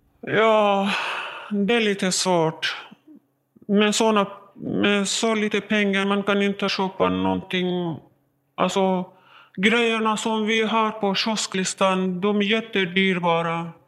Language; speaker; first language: Swedish; non-native, learner; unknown